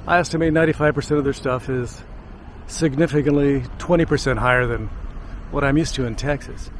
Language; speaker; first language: English; native; English